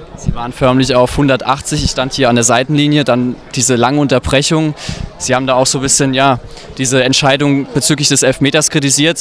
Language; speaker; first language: German; native; German